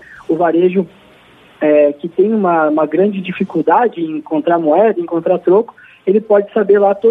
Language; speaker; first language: Portuguese; native; Portuguese